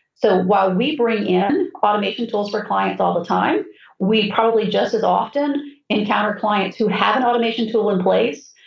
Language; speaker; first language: English; native; English